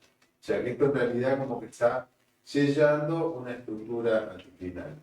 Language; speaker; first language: Spanish; native; Spanish